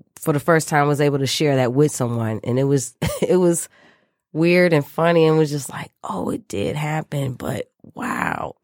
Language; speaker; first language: English; native; English